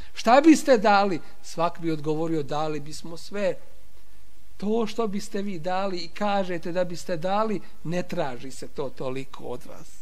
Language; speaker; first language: Bosnian; native; Bosnian